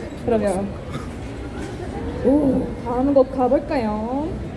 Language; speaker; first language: Korean; non-native, fluent; Japanese